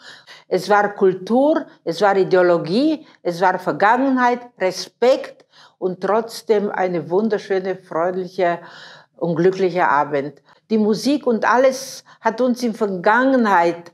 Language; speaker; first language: German; non-native, fluent; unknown